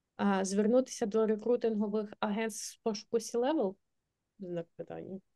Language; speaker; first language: Ukrainian; native; Ukrainian